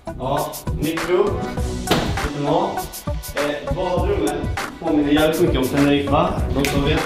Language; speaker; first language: Swedish; native; Swedish